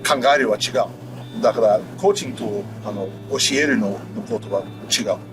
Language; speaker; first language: Japanese; non-native, learner; English